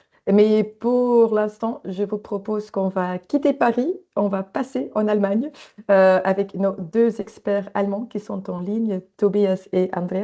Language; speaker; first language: French; native; French